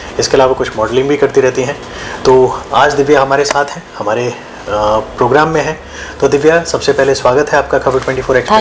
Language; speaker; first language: Hindi; native; Hindi